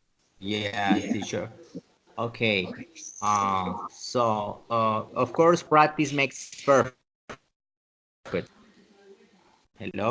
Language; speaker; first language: English; non-native, learner; Spanish